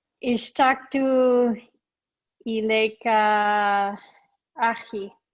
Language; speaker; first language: Arabic; non-native, learner; English